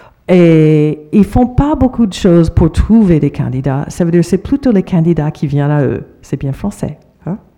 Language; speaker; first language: French; non-native, fluent; English